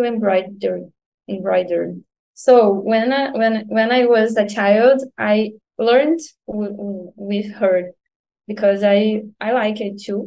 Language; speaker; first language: English; non-native, learner; Portuguese